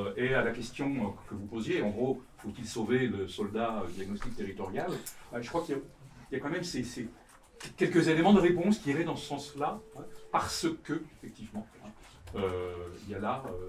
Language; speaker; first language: French; native; French